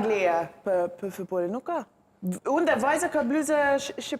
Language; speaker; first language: Albanian; non-native, learner; English